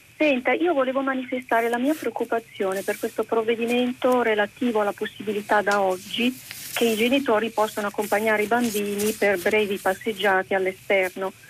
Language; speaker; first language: Italian; native; Italian